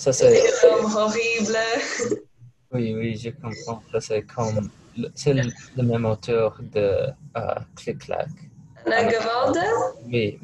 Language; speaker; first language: French; non-native, learner; English